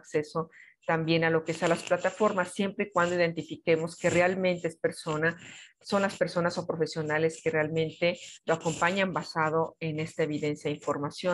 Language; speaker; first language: Spanish; native; Spanish